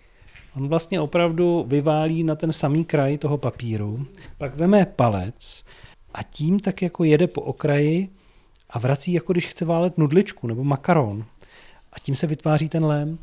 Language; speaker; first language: Czech; native; Czech